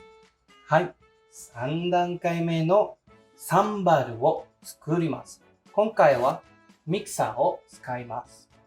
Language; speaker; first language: Japanese; non-native, fluent; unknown